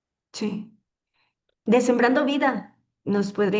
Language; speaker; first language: Spanish; native; Spanish